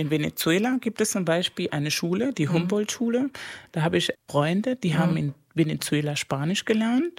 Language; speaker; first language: German; non-native, fluent; Spanish